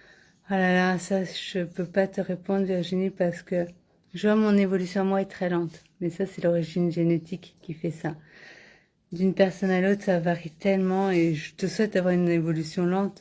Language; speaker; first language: French; native; French